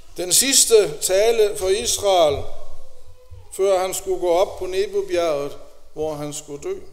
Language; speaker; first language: Danish; native; Danish